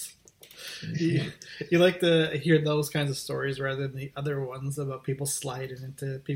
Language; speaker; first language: English; native; English